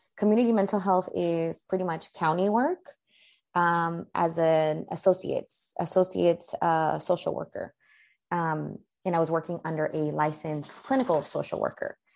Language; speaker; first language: English; early bilingual, other home language; Spanish